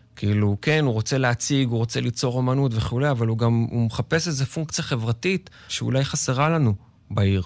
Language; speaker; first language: Hebrew; native; Hebrew